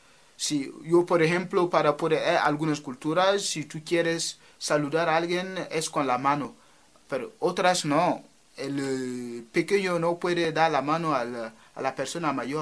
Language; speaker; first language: Spanish; non-native, fluent; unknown